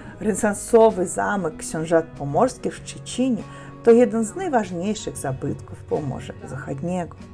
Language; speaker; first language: Polish; non-native, learner; Russian